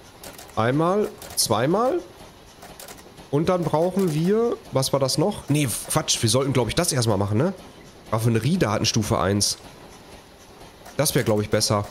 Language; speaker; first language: German; native; German